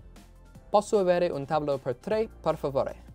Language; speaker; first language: Italian; non-native, learner; English